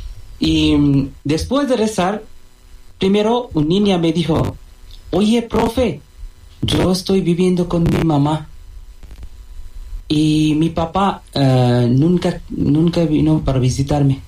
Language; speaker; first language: Spanish; non-native, fluent; Bangla